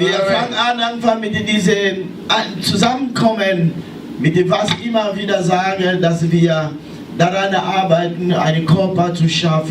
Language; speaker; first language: German; non-native, learner; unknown